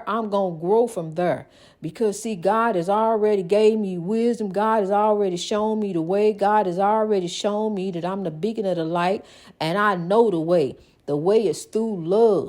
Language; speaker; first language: English; native; English